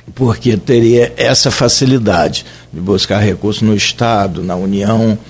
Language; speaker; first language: Portuguese; native; Portuguese